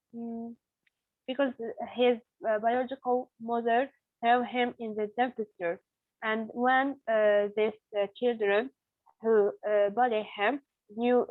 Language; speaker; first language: English; non-native, learner; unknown